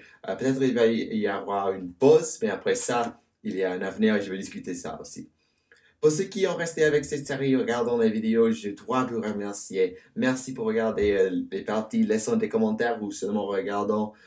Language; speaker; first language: French; non-native, fluent; English